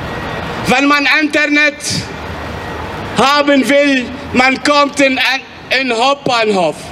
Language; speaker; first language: German; non-native, fluent; Arabic